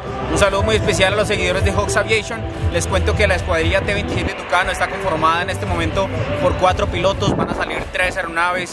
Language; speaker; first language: Spanish; native; Spanish